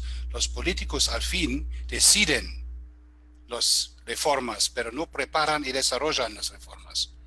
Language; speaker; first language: Spanish; non-native, fluent; German